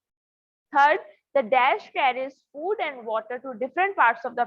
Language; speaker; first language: English; non-native, local second language; Hindi